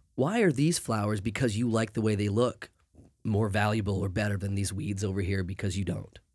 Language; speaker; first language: English; native; English